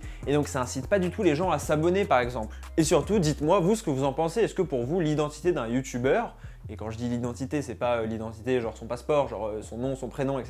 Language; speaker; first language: French; native; French